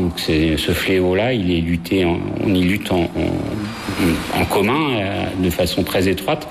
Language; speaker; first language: French; native; French